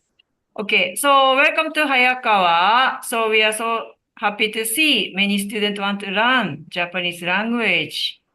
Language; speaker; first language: English; non-native, learner; Japanese